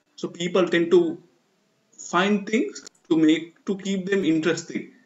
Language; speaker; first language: English; non-native, local second language; Sinhala